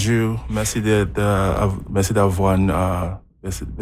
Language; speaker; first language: French; non-native, learner; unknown